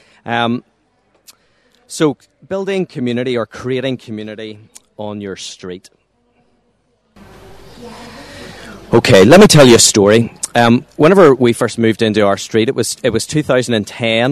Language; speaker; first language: English; native; English